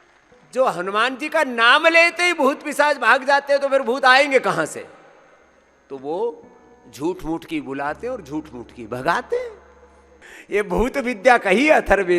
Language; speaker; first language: Hindi; native; Hindi